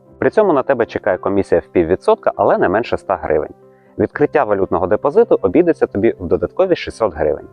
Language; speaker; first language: Ukrainian; native; Ukrainian